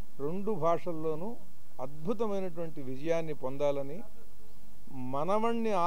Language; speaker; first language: Telugu; native; Telugu